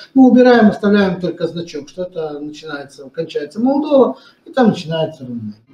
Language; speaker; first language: Russian; non-native, local second language; Romanian